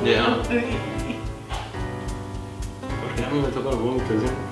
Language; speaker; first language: Spanish; native; Spanish